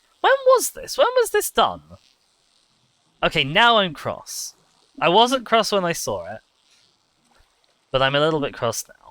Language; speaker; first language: English; native; English